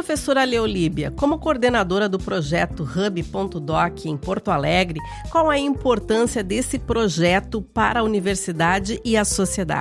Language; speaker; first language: Portuguese; native; Portuguese